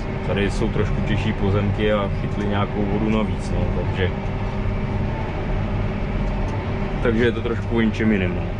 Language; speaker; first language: Czech; native; Czech